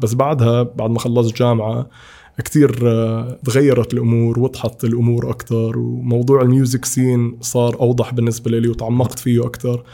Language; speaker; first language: Arabic; early bilingual, heritage; Arabic